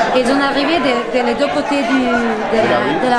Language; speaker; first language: French; non-native, learner; Catalan